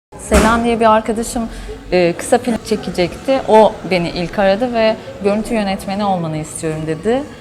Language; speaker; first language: Turkish; early bilingual, heritage; Turkish